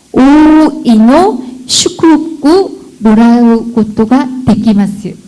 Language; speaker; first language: Japanese; non-native, learner; Korean